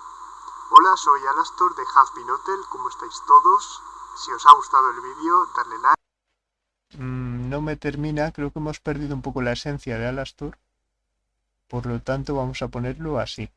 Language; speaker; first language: Spanish; native; Spanish